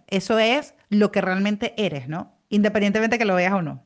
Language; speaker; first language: Spanish; native; Spanish